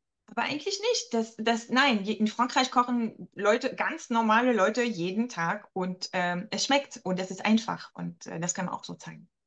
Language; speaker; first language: German; non-native, fluent; French